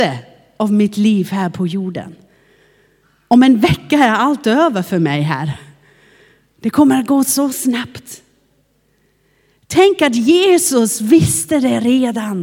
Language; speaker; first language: Swedish; non-native, fluent; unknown